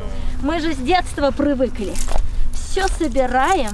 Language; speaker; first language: Russian; non-native, local second language; Uzbek